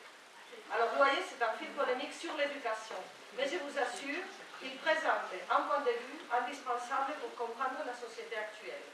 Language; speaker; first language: French; non-native, fluent; Spanish